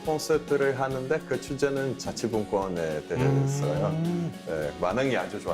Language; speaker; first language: Korean; non-native, fluent; Portuguese